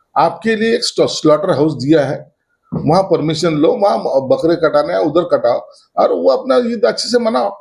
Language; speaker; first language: Hindi; non-native, local second language; Marathi